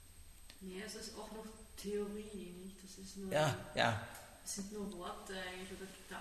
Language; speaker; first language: German; native; German